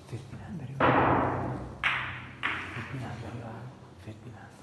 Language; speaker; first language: Italian; native; Italian